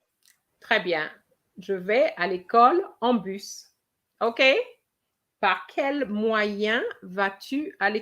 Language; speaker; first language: French; non-native, fluent; English